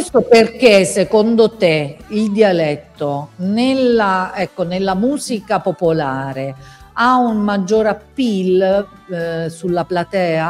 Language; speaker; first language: Italian; native; Italian